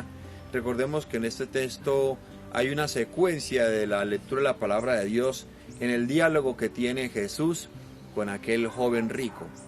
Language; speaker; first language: Spanish; native; Spanish